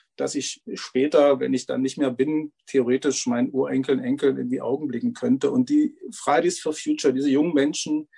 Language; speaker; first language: German; native; German